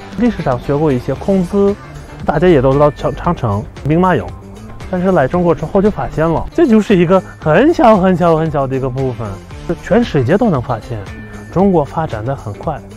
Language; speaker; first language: Chinese; non-native, fluent; Turkmen